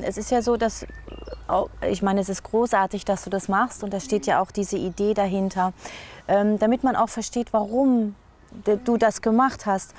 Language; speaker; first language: German; native; German